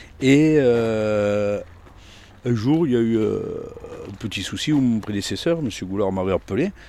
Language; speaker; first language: French; native; French